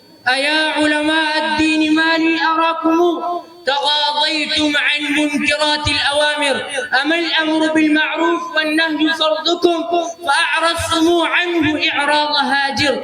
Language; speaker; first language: Arabic; non-native, learner; Urdu